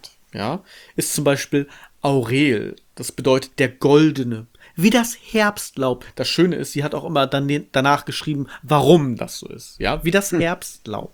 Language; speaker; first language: German; native; German